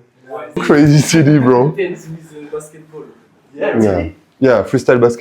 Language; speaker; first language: English; non-native, fluent; French